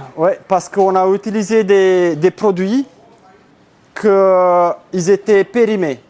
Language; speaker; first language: French; non-native, fluent; Romanian